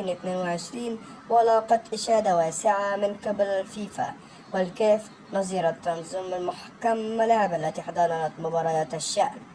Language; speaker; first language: Arabic; native; Arabic